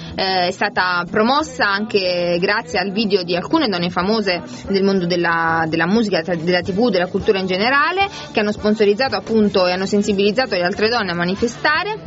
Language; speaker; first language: Italian; native; Italian